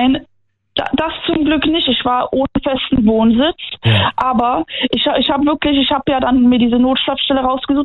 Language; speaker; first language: German; native; German